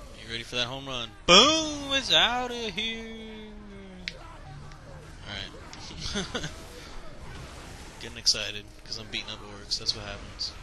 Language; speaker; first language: English; native; English